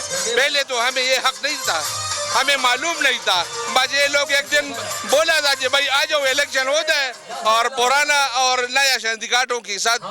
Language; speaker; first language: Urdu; non-native, local second language; Pashto